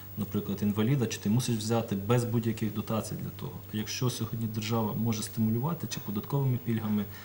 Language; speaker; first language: Ukrainian; native; Ukrainian